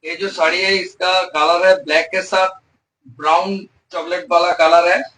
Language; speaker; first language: Hindi; non-native, local second language; Bangla